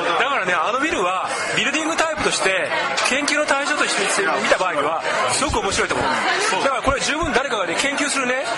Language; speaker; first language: Japanese; native; Japanese